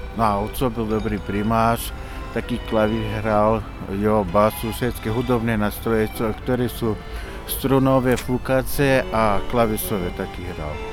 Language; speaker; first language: Czech; non-native, local second language; Slovak